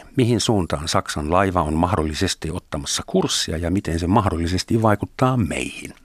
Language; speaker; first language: Finnish; non-native, fluent; German